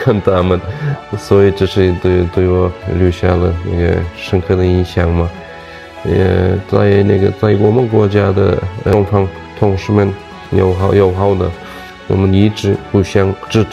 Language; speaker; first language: Chinese; non-native, fluent; Turkmen